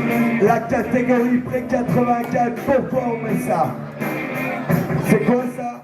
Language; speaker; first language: French; native; French